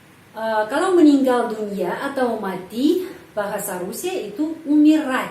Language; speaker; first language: Indonesian; non-native, fluent; Russian